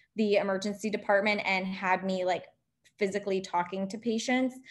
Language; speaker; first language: English; native; English